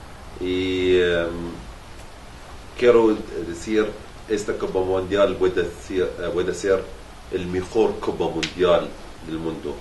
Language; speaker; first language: Spanish; non-native, learner; Arabic